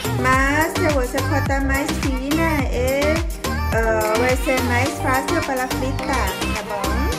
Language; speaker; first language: Portuguese; non-native, learner; Thai